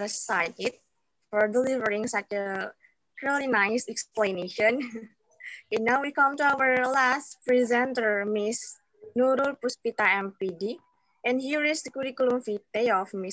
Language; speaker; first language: English; non-native, fluent; Indonesian